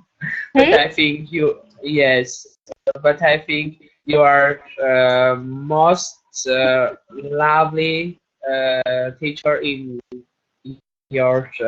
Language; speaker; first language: English; non-native, learner; Armenian